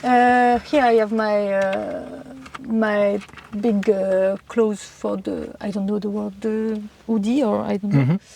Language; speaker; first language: English; non-native, learner; French